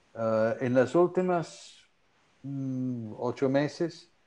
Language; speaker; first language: Spanish; non-native, fluent; English